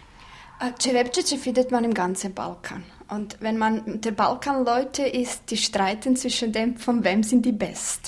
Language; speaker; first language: German; non-native, fluent; Bosnian